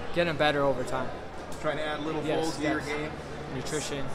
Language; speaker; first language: English; native; English